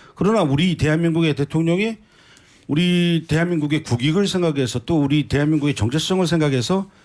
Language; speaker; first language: Korean; native; Korean